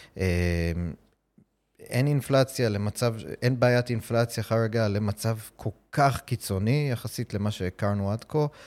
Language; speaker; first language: Hebrew; non-native, fluent; English